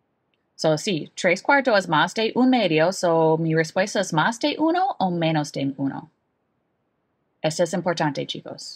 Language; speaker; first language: Spanish; non-native, fluent; English